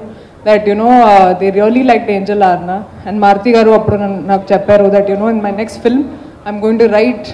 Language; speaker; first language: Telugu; non-native, local second language; Hindi